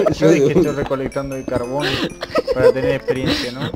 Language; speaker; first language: Spanish; native; Spanish